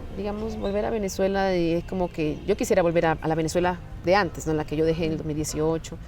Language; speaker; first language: Spanish; native; Spanish